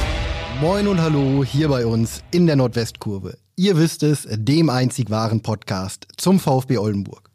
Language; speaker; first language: German; native; German